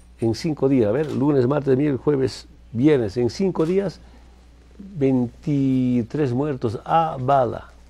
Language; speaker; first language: Spanish; non-native, local second language; Aymara